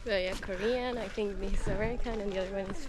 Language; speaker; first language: English; non-native, fluent; Spanish